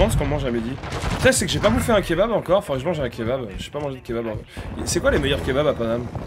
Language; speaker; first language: French; native; French